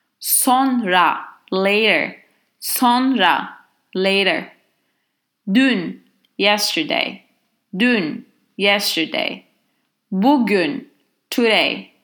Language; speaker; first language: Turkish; non-native, learner; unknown